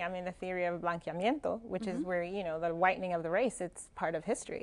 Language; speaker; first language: English; non-native, fluent; Spanish